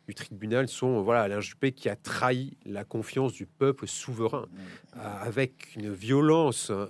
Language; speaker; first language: French; native; French